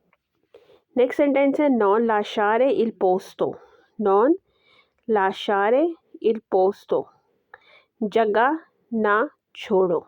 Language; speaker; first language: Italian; non-native, learner; Urdu